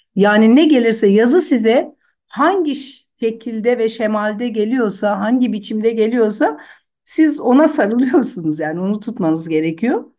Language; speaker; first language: Turkish; non-native, local second language; Zaza